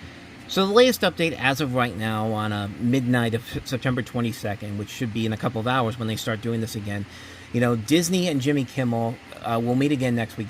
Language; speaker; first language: English; native; English